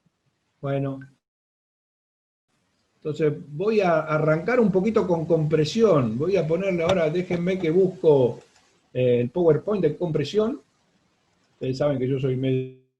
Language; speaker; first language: Spanish; native; Spanish